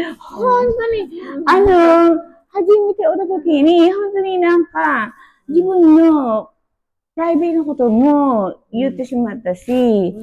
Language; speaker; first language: Japanese; non-native, learner; Filipino